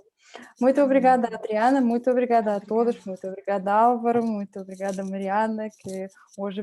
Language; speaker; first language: Portuguese; non-native, fluent; Russian